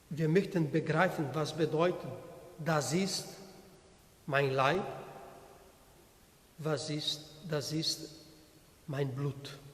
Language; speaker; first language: German; non-native, learner; Portuguese